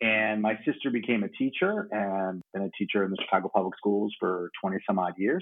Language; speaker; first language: English; native; English